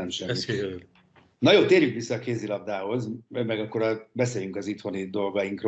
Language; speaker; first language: Hungarian; native; Hungarian